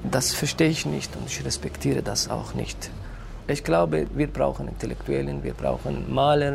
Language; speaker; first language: German; non-native, fluent; Kurdish